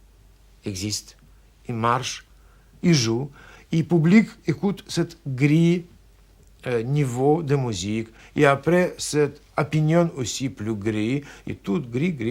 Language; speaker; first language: French; non-native, learner; Russian